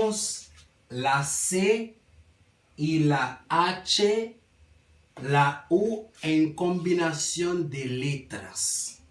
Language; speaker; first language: Spanish; non-native, learner; Haitian Creole